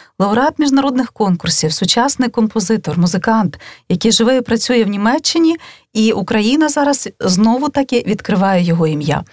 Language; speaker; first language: Ukrainian; native; Ukrainian